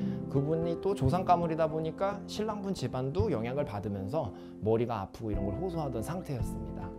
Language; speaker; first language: Korean; native; Korean